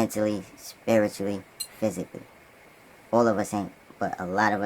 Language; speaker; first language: English; native; English